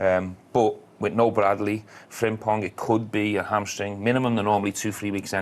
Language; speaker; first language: English; native; English